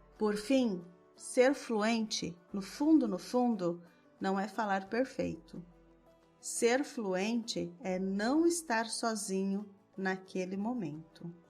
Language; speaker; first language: Portuguese; native; Portuguese